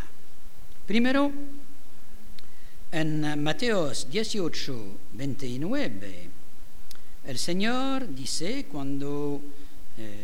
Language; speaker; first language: Spanish; non-native, fluent; French